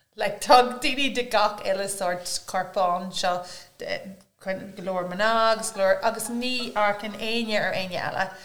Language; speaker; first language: Irish; non-native, local second language; English